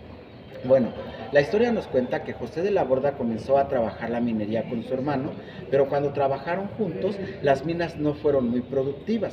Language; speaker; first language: Spanish; native; Spanish